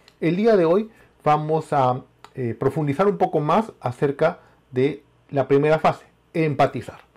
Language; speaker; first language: Spanish; native; Spanish